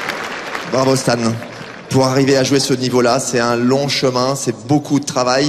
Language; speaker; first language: French; native; French